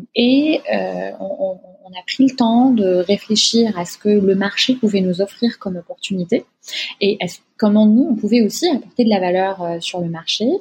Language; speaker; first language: French; non-native, local second language; Arabic